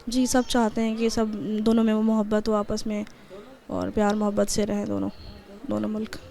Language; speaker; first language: Hindi; native; Hindi